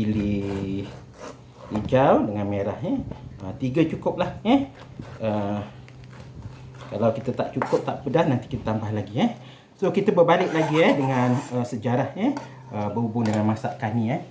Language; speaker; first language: Malay; native; Malay